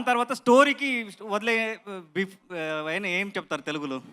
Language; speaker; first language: Telugu; non-native, learner; Kannada